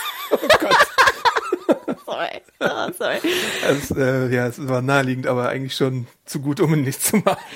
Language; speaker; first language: German; native; German